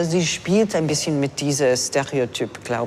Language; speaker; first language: German; non-native, fluent; English